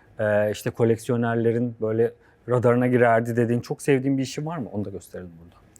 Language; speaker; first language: Turkish; native; Turkish